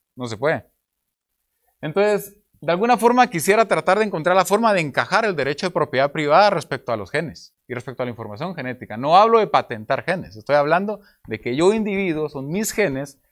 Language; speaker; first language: Spanish; native; Spanish